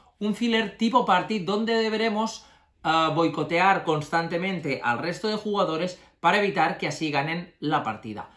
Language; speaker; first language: Spanish; native; Spanish